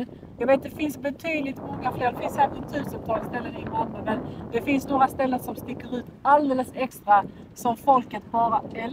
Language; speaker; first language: Swedish; native; Swedish